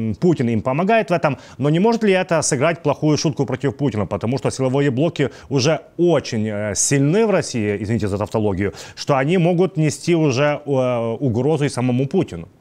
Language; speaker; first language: Russian; non-native, local second language; Ukrainian